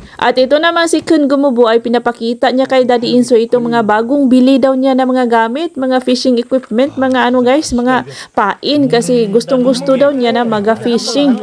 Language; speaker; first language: Filipino; non-native, local second language; Cebuano